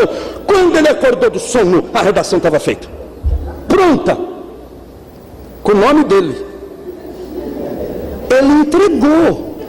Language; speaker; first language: Portuguese; native; Portuguese